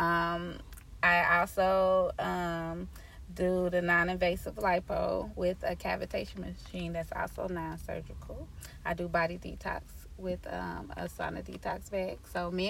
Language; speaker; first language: English; native; English